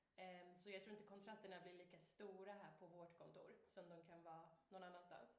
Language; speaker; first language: Swedish; native; Swedish